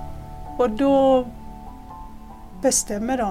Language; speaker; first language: Swedish; non-native, fluent; Persian